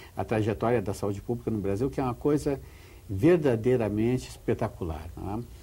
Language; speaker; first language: Portuguese; native; Portuguese